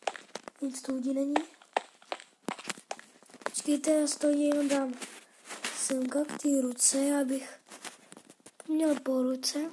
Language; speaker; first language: Czech; non-native, learner; Slovak